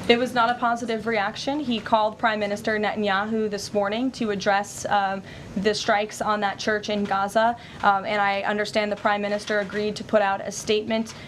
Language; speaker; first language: English; native; English